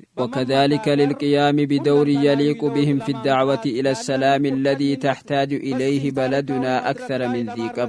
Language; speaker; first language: Arabic; non-native, fluent; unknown